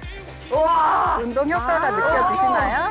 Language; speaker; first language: Korean; native; Korean